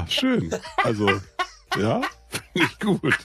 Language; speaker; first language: German; native; German